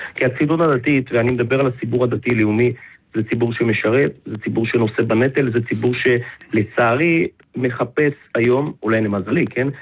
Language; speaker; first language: Hebrew; non-native, fluent; Russian